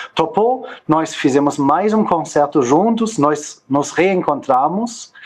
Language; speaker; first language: Portuguese; non-native, fluent; German